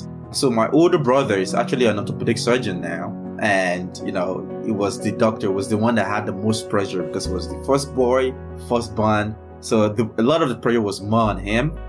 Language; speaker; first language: English; non-native, local second language; Yoruba